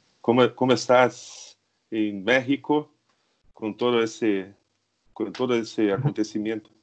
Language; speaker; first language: Spanish; non-native, learner; Portuguese